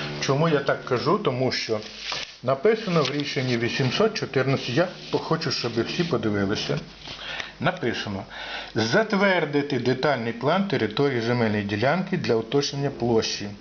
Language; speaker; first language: Ukrainian; native; Ukrainian